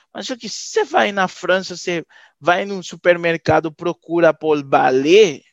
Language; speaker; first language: Portuguese; non-native, fluent; Haitian Creole